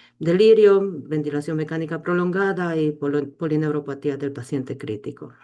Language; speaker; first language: Spanish; non-native, fluent; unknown